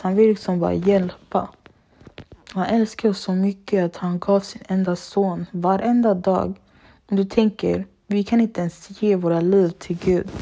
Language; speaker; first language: Swedish; early bilingual, other home language; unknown